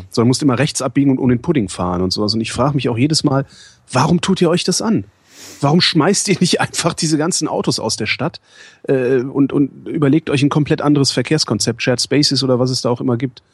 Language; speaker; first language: German; native; German